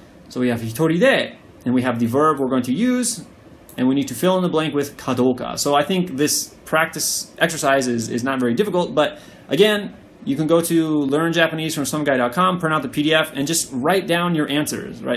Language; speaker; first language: English; native; English